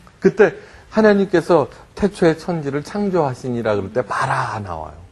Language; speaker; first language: Korean; early bilingual, heritage; Korean